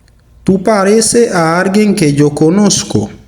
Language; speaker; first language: Spanish; non-native, fluent; Haitian Creole